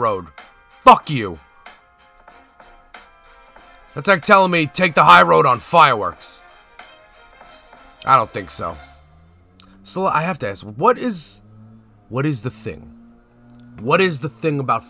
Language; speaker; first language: English; native; English